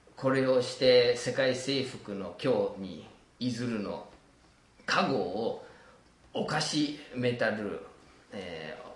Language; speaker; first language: Japanese; non-native, fluent; English